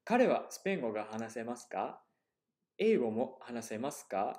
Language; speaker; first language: Japanese; non-native, fluent; English